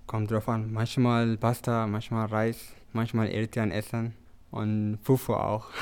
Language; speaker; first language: German; non-native, learner; Tigrinya